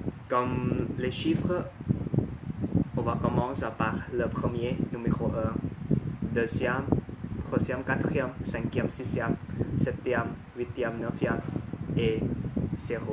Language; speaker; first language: French; non-native, learner; Thai